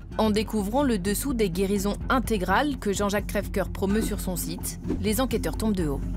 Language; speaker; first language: French; native; French